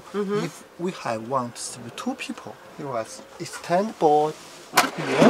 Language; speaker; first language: English; non-native, learner; Chinese